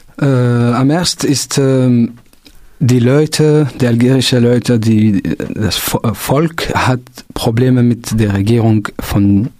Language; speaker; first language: German; non-native, local second language; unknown